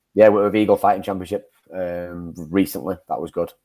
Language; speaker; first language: English; native; English